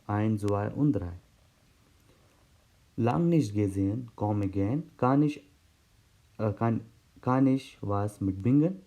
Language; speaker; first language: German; non-native, learner; Hindi